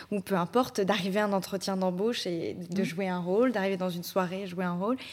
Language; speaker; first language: French; non-native, fluent; Georgian